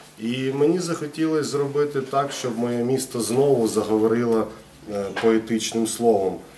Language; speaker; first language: Ukrainian; non-native, local second language; Russian